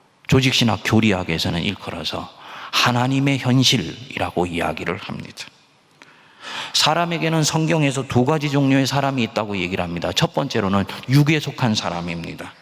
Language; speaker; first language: Korean; native; Korean